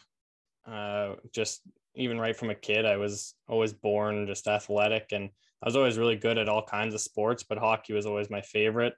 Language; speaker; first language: English; native; English